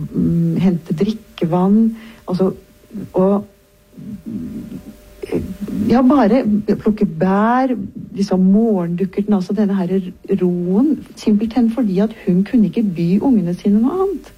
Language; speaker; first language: Norwegian; native; Norwegian